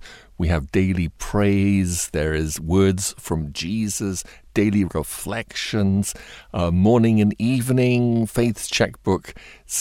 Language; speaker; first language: English; native; English